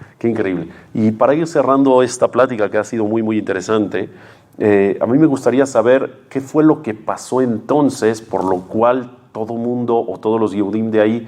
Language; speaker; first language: Spanish; native; Spanish